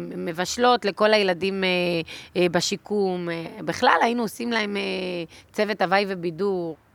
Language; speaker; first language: Hebrew; native; Hebrew